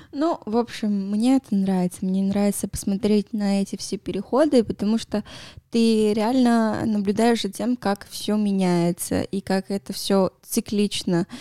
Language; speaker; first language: Russian; non-native, fluent; Spanish